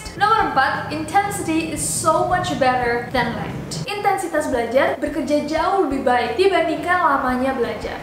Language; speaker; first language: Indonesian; native; Indonesian